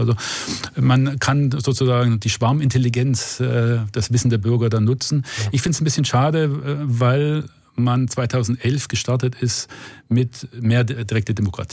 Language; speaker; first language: German; native; German